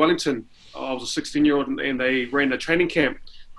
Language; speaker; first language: English; native; English